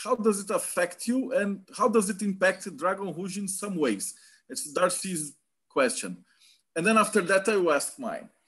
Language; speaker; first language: English; non-native, fluent; Portuguese